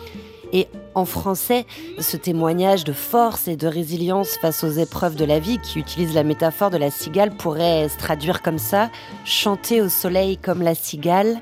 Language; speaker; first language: French; native; French